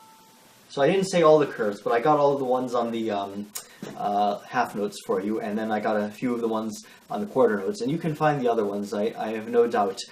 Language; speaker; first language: English; native; English